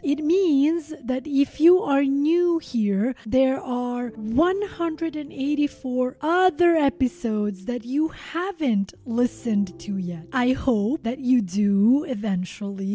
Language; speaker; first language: English; non-native, fluent; Albanian